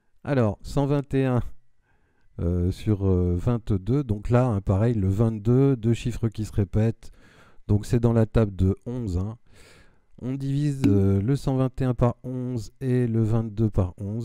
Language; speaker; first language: French; native; French